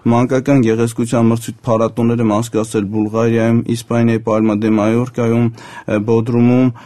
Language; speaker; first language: Armenian; native; Armenian